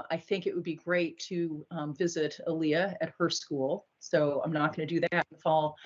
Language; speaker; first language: English; native; English